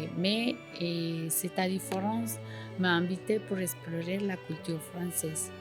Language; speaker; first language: French; non-native, learner; Spanish